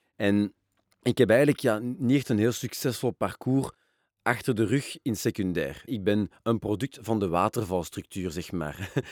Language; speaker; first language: Dutch; non-native, local second language; French